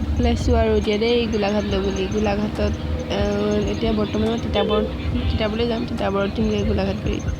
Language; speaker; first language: Assamese; native; Assamese